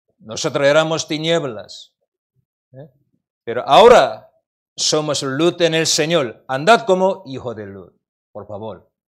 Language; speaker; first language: Spanish; non-native, learner; Korean